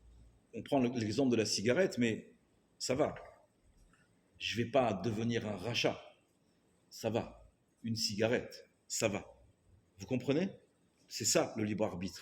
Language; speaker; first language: French; native; French